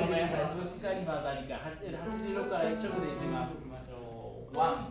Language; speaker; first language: Japanese; native; Japanese